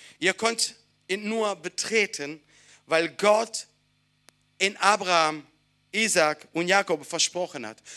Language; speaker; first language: German; non-native, fluent; Italian